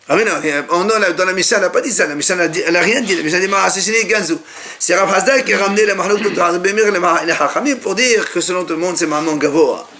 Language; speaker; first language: French; native; French